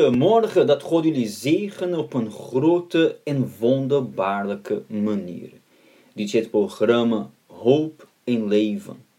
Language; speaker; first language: Dutch; non-native, fluent; Portuguese